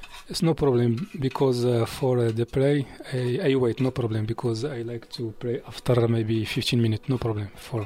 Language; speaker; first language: English; non-native, learner; Arabic